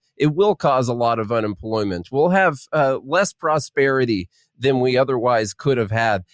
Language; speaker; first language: English; native; English